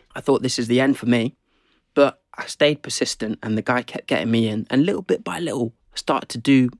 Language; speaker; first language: English; native; English